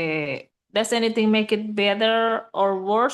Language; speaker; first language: English; non-native, learner; Indonesian